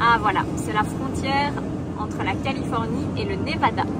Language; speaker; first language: French; native; French